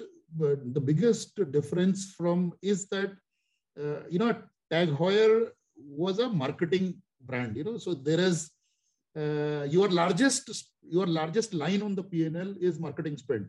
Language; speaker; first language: English; non-native, local second language; Hindi